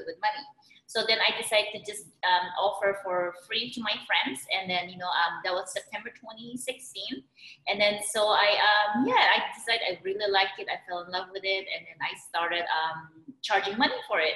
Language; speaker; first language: English; non-native, local second language; Filipino